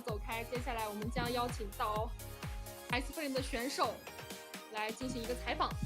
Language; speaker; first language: Chinese; native; Chinese